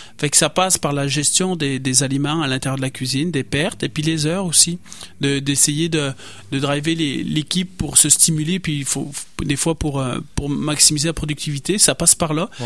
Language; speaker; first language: French; native; French